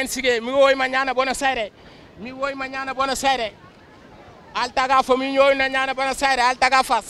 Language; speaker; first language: Spanish; non-native, learner; Wolof